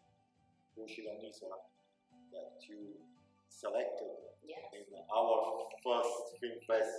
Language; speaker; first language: English; non-native, local second language; Italian